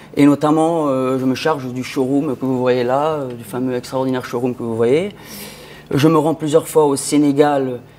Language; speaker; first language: French; non-native, local second language; Wolof